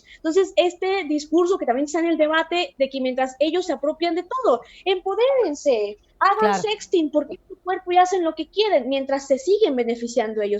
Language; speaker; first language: Spanish; native; Spanish